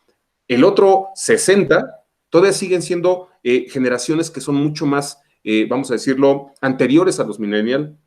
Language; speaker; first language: Spanish; native; Spanish